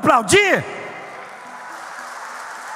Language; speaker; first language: Portuguese; native; Portuguese